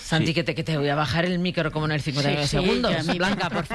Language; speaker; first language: Spanish; native; Spanish